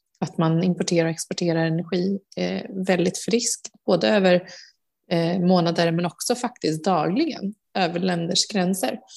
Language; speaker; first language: Swedish; native; Swedish